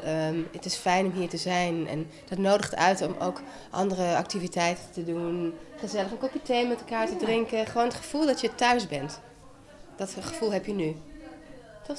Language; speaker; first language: Dutch; native; Dutch